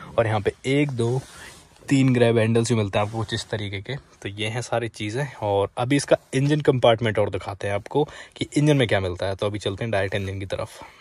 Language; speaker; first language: Hindi; native; Hindi